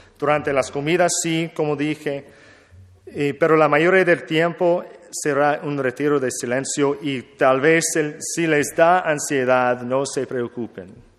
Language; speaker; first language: Spanish; non-native, learner; English